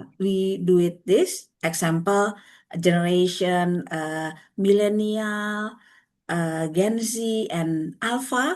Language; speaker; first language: English; non-native, learner; Indonesian